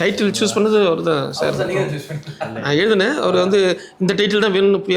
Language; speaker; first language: Tamil; native; Tamil